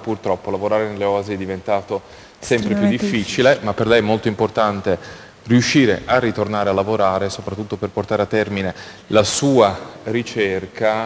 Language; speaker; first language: Italian; native; Italian